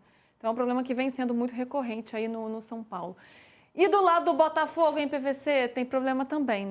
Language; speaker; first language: Portuguese; native; Portuguese